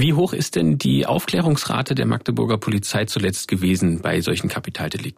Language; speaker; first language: German; native; German